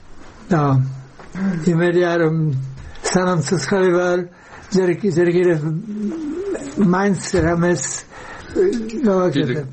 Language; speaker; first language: Georgian; non-native, fluent; Czech